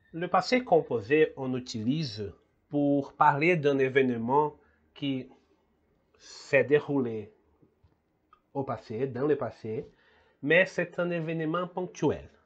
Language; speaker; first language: French; non-native, learner; Portuguese